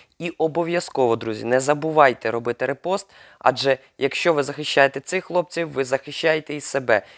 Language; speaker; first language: Ukrainian; native; Ukrainian